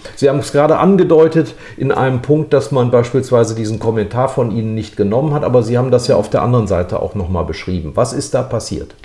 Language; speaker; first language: German; native; German